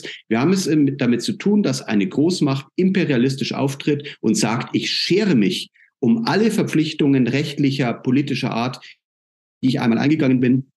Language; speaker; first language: German; native; German